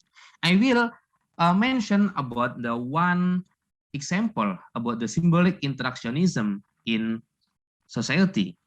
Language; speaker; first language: English; non-native, learner; Indonesian